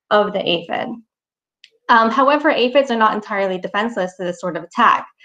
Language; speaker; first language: English; native; English